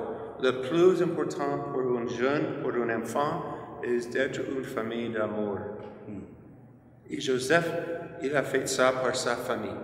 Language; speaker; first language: French; non-native, fluent; English